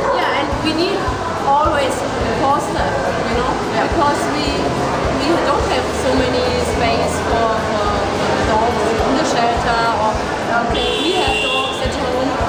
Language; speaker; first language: English; non-native, fluent; German